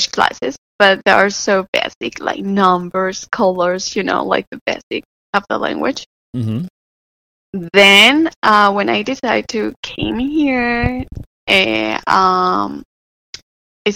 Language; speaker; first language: English; non-native, fluent; Spanish